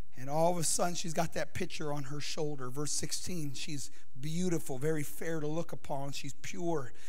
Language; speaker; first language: English; native; English